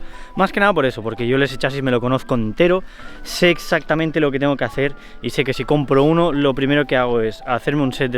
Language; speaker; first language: Spanish; native; Spanish